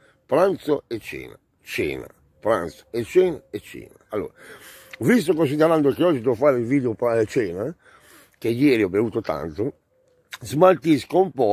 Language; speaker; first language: Italian; native; Italian